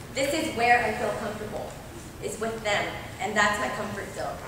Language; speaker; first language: English; native; English